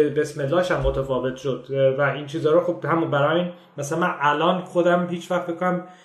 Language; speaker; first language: Persian; native; Persian